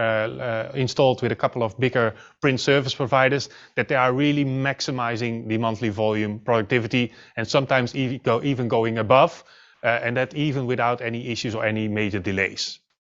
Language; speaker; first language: English; non-native, fluent; Dutch